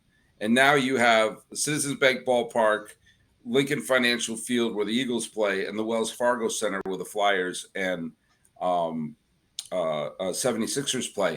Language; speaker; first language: English; native; English